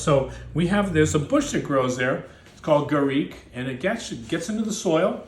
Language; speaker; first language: English; native; English